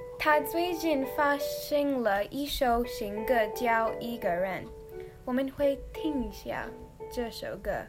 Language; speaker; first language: Chinese; non-native, learner; English